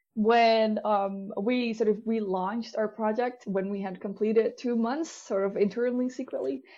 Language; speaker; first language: English; non-native, fluent; Dutch